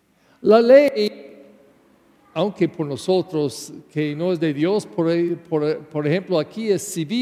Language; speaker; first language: Spanish; non-native, learner; English